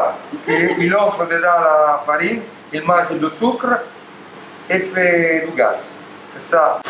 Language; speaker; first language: French; non-native, learner; Italian